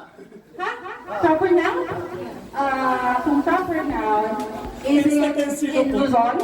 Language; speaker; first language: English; non-native, local second language; Filipino